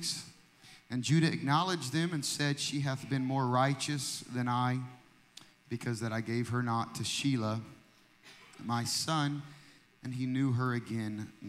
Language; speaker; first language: English; native; English